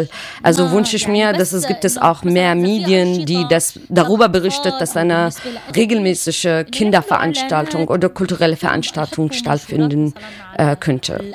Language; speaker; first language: German; non-native, learner; Arabic